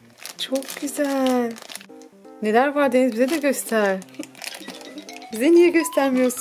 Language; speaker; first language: Turkish; native; Turkish